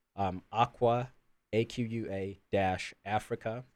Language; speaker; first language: English; early bilingual, other home language; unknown